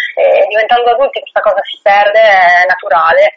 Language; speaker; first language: Italian; native; Italian